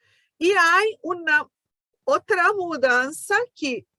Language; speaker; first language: Spanish; non-native, fluent; Portuguese